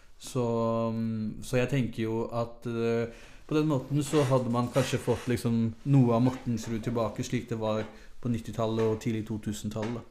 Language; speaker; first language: Norwegian; early bilingual, other home language; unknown